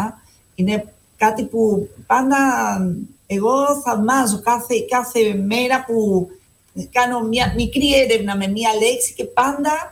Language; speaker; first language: Greek; non-native, fluent; Spanish